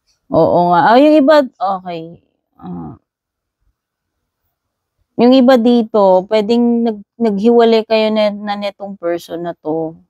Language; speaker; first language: Filipino; native; Filipino